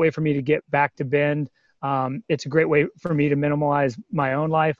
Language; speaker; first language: English; native; English